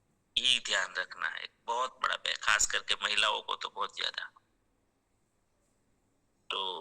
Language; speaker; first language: Hindi; native; Hindi